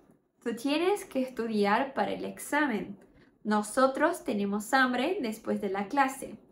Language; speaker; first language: Spanish; non-native, fluent; Portuguese